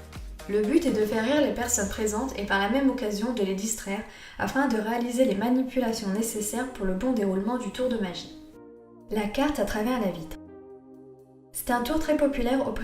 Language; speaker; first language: French; native; French